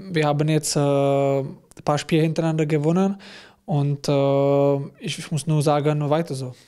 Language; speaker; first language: German; non-native, fluent; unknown